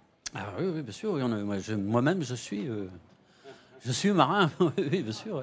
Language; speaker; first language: French; native; French